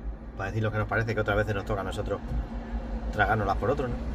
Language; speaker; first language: Spanish; native; Spanish